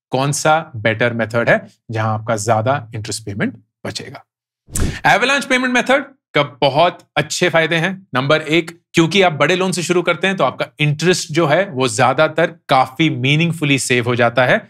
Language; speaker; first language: Hindi; native; Hindi